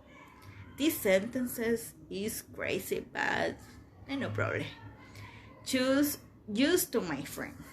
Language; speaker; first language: English; non-native, learner; Spanish